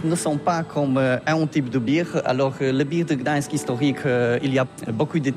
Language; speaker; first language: French; non-native, learner; Polish